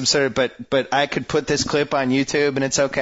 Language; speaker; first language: English; native; English